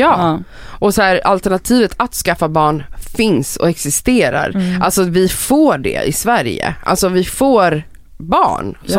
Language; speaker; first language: Swedish; native; Swedish